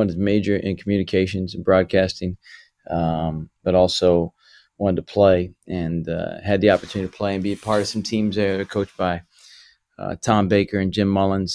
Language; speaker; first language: English; native; English